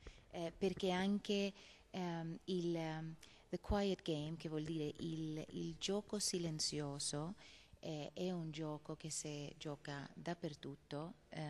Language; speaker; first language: Italian; non-native, fluent; Swedish